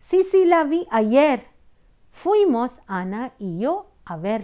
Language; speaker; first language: Spanish; non-native, fluent; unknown